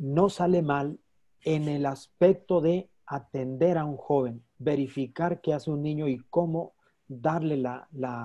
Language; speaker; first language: Spanish; native; Spanish